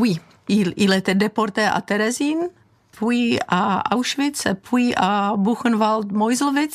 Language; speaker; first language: French; non-native, fluent; Czech